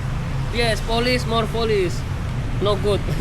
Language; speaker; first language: English; non-native, learner; Indonesian